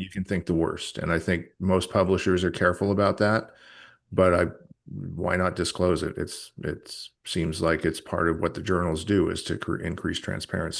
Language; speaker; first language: English; native; English